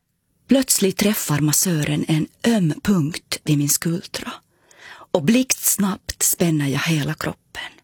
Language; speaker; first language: Swedish; native; Swedish